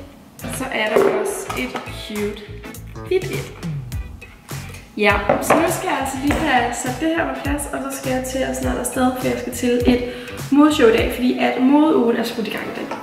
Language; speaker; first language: Danish; native; Danish